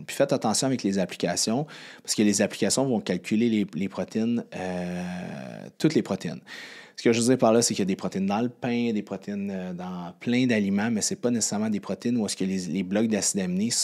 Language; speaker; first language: French; native; French